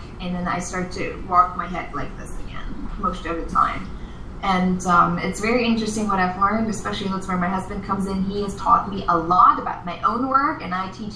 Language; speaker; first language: English; non-native, fluent; German